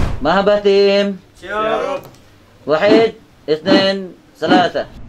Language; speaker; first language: Indonesian; native; Indonesian